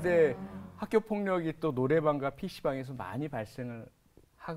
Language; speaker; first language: Korean; native; Korean